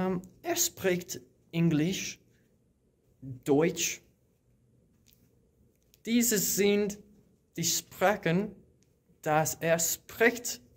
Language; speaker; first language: German; non-native, learner; English